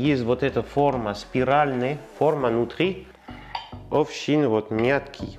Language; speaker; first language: Russian; non-native, learner; French